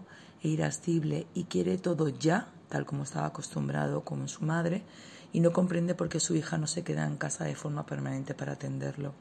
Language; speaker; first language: Spanish; native; Spanish